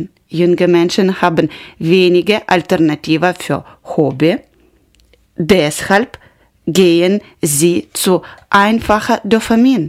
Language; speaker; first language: German; non-native, learner; Ukrainian